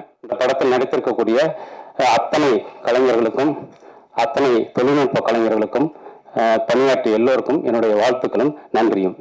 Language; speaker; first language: Tamil; native; Tamil